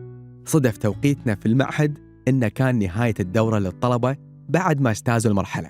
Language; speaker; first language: Arabic; native; Arabic